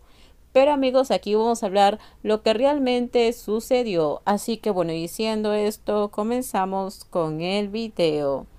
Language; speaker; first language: Spanish; native; Spanish